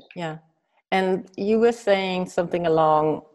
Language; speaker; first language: English; non-native, fluent; Russian